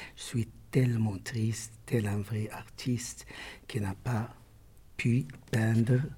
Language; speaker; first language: French; non-native, local second language; Arabic